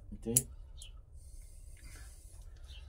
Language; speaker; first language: Spanish; non-native, learner; French